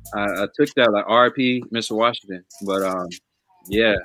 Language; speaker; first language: English; native; English